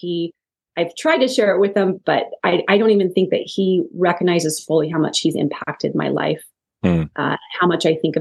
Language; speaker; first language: English; native; English